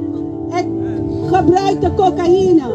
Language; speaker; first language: Dutch; non-native, local second language; Papiamento